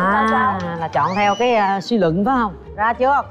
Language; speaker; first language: Vietnamese; native; Vietnamese